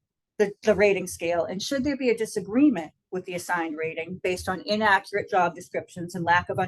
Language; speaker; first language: English; native; English